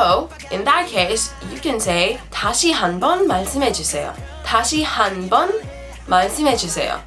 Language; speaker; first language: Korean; non-native, fluent; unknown